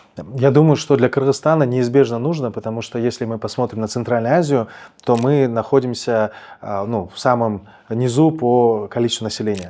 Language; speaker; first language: Russian; native; Russian